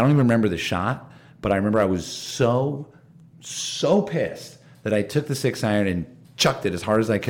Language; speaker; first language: English; native; English